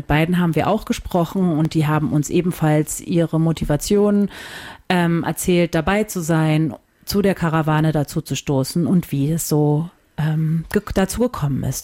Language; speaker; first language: German; native; German